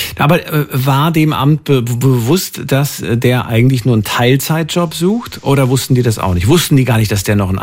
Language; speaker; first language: German; native; German